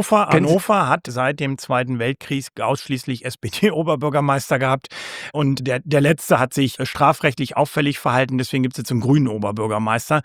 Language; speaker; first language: German; native; German